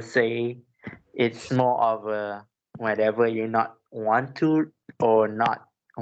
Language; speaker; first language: English; non-native, local second language; Malay